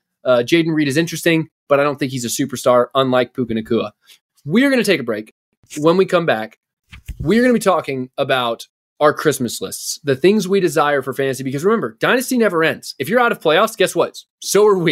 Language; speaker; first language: English; native; English